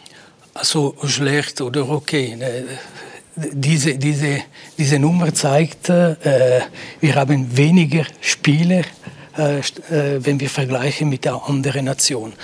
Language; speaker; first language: German; non-native, local second language; Italian